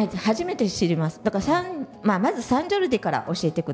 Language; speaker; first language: Japanese; native; Japanese